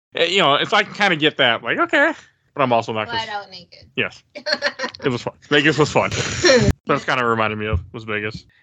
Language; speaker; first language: English; native; English